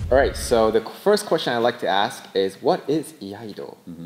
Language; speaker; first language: English; non-native, fluent; Japanese